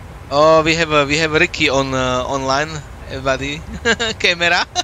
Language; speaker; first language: English; non-native, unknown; Slovak